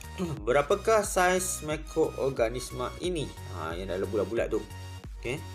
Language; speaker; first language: Malay; native; Malay